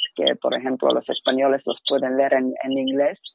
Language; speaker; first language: Spanish; non-native, fluent; Finnish